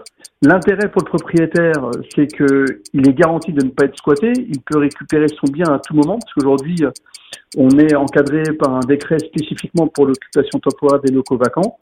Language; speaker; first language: French; native; French